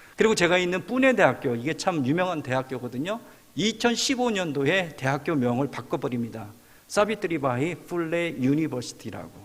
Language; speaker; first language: Korean; native; Korean